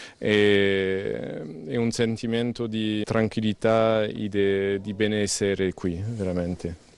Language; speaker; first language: Italian; non-native, fluent; French